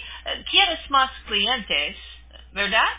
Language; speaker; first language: Spanish; non-native, learner; English